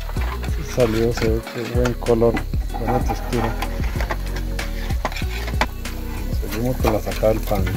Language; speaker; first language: Spanish; native; Spanish